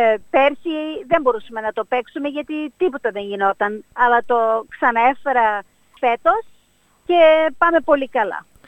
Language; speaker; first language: Greek; early bilingual, heritage; Greek